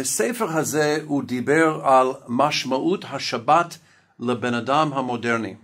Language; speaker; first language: Hebrew; non-native, fluent; English